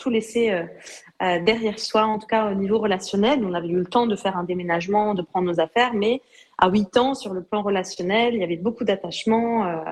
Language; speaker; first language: French; native; French